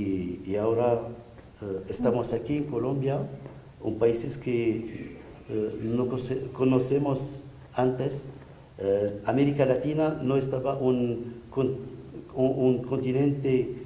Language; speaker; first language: Spanish; non-native, fluent; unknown